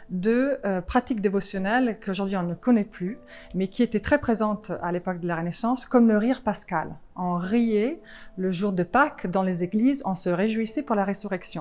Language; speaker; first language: French; non-native, fluent; Italian